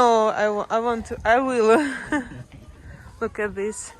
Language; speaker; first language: English; non-native, learner; Russian